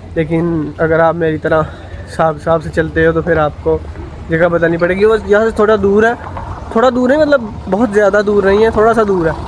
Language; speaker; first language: Urdu; non-native, local second language; Punjabi